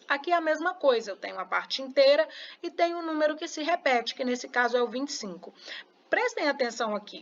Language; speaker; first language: Portuguese; native; Portuguese